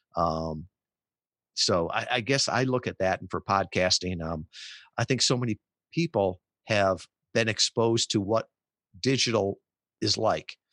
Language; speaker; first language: English; native; English